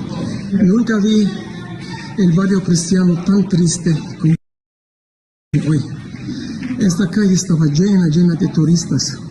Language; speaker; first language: Spanish; non-native, fluent; Arabic